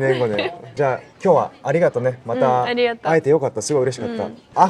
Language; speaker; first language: Japanese; native; Japanese